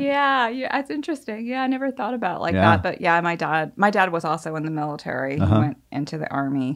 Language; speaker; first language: English; native; English